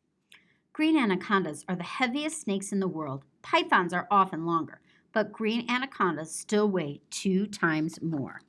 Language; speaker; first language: English; native; English